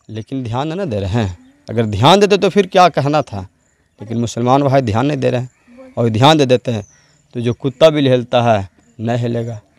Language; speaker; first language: Hindi; native; Hindi